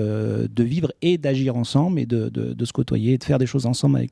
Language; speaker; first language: French; native; French